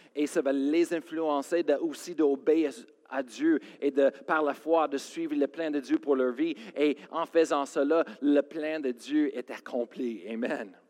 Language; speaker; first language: French; non-native, fluent; English